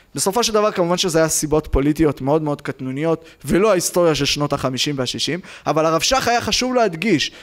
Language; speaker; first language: Hebrew; native; Hebrew